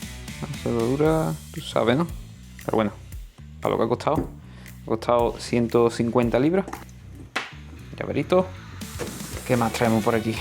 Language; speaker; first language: Spanish; native; Spanish